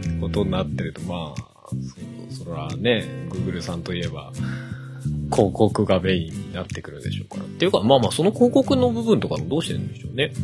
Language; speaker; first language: Japanese; native; Japanese